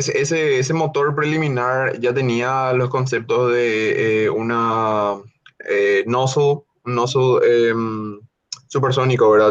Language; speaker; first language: Spanish; native; Spanish